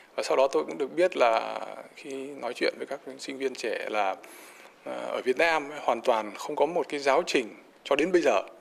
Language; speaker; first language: Vietnamese; native; Vietnamese